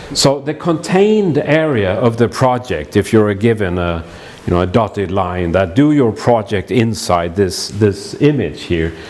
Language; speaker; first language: English; non-native, fluent; Swedish